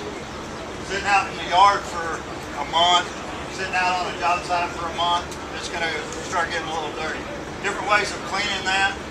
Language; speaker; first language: English; native; English